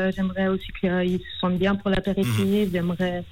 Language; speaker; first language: French; native; French